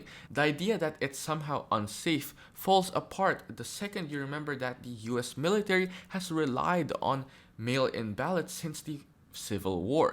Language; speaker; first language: English; native; English